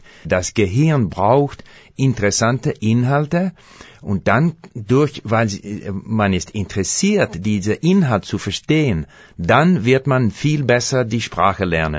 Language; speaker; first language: German; non-native, fluent; English